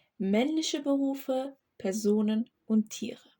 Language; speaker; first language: German; non-native, fluent; Turkish